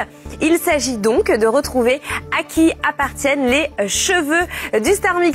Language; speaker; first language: French; native; French